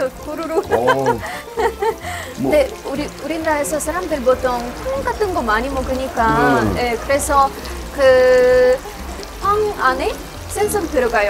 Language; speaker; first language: Korean; non-native, fluent; Ukrainian